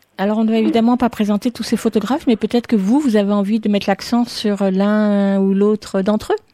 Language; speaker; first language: French; native; French